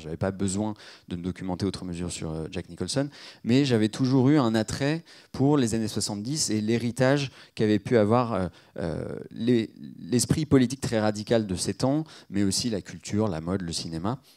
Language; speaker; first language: French; native; French